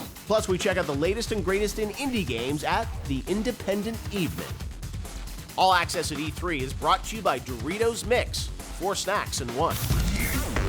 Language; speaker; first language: English; native; English